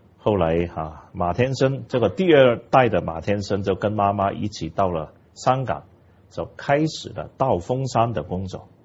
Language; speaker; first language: Chinese; non-native, local second language; Cantonese